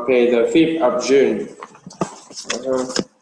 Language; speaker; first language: English; non-native, learner; Vietnamese